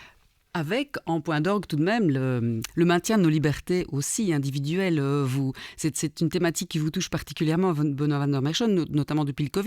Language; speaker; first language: French; native; French